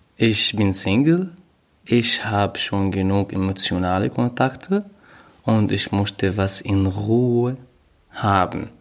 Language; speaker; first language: German; non-native, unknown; Arabic